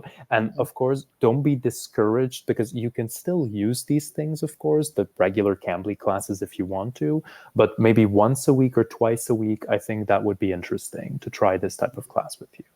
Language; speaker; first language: English; non-native, fluent; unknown